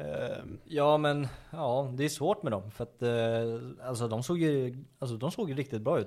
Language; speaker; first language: Swedish; native; Swedish